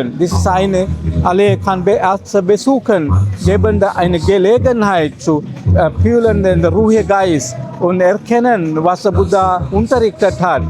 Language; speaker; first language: German; non-native, learner; Sinhala